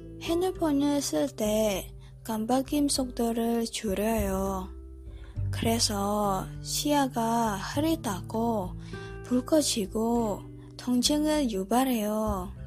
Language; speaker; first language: Korean; non-native, learner; Indonesian